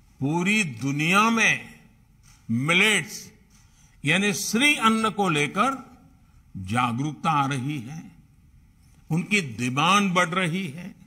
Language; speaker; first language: Hindi; non-native, local second language; Gujarati